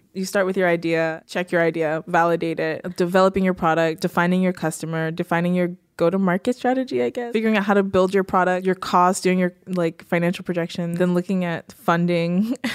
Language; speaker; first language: English; native; English